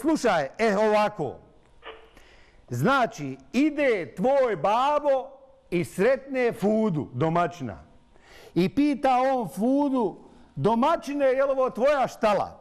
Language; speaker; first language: Bosnian; native; Bosnian